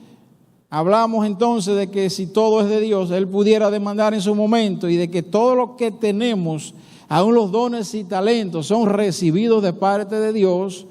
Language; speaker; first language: Spanish; native; Spanish